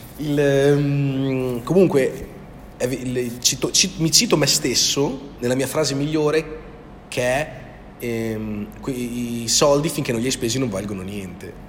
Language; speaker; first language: Italian; native; Italian